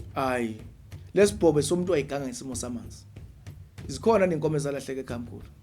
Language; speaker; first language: Zulu; native; Zulu